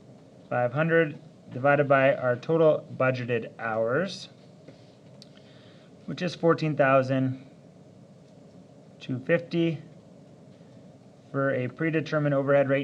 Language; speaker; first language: English; native; English